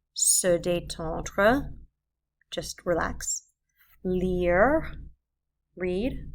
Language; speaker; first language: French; non-native, fluent; English